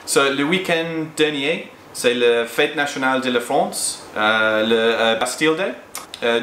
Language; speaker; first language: French; non-native, learner; English